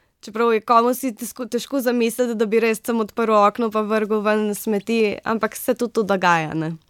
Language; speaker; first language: Slovenian; native; Slovenian